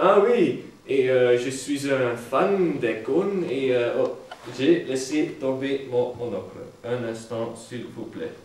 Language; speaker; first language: French; non-native, learner; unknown